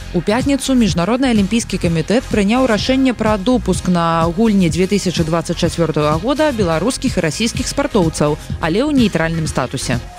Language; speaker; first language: Belarusian; native; Belarusian